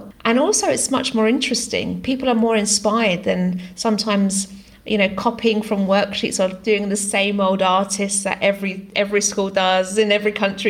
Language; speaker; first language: English; non-native, local second language; Greek